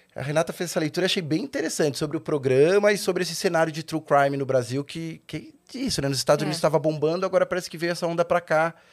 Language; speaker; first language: Portuguese; native; Portuguese